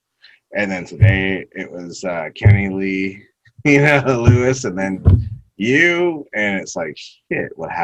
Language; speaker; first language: English; native; English